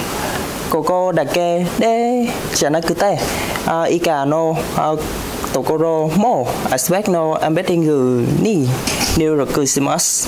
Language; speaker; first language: Japanese; non-native, learner; Vietnamese